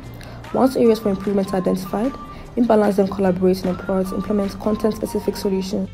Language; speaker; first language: English; native; English